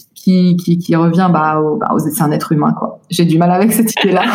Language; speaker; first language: French; native; French